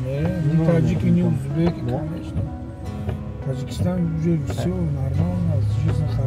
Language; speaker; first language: Russian; non-native, local second language; Tajik